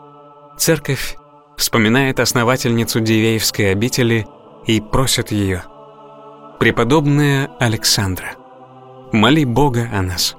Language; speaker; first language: Russian; native; Russian